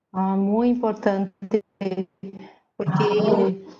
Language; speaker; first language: Spanish; non-native, learner; Portuguese